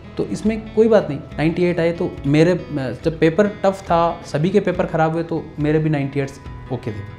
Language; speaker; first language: Hindi; native; Hindi